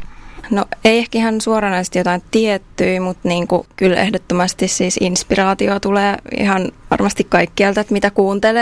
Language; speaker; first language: Finnish; native; Finnish